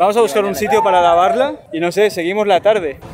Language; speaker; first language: Spanish; native; Spanish